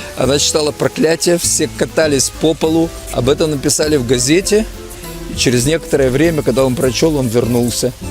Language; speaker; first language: Russian; native; Russian